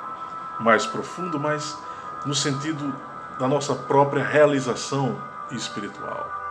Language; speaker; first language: Portuguese; native; Portuguese